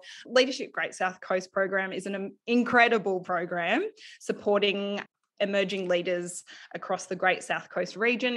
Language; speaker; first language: English; native; English